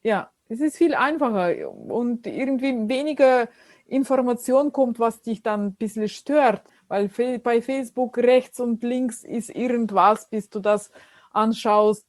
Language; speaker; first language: German; non-native, fluent; Russian